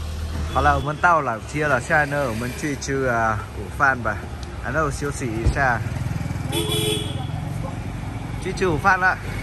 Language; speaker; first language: Chinese; non-native, fluent; Vietnamese